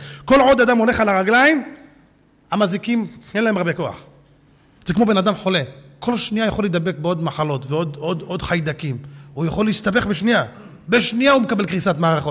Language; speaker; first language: Hebrew; native; Hebrew